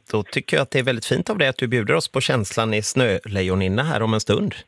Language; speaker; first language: Swedish; native; Swedish